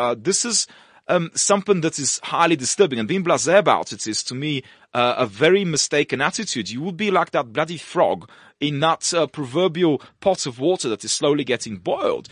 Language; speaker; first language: English; non-native, fluent; Russian